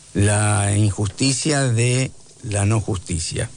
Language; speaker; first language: Spanish; native; Spanish